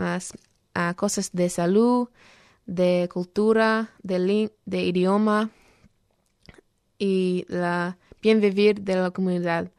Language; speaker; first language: Spanish; non-native, fluent; English